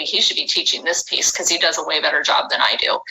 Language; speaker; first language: English; native; English